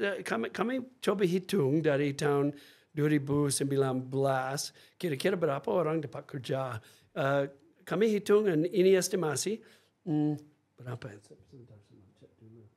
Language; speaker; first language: Indonesian; non-native, fluent; English